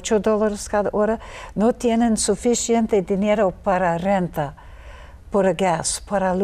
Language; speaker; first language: Spanish; non-native, learner; English